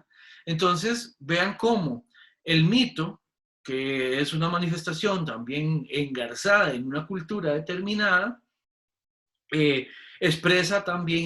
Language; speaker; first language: Spanish; native; Spanish